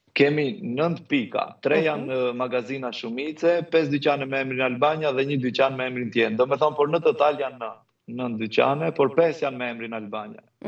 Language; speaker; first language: Albanian; native; Albanian